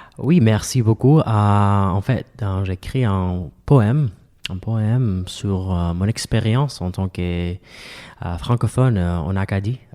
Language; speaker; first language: French; non-native, fluent; Spanish